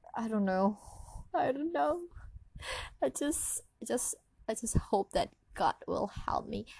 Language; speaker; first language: English; non-native, learner; Indonesian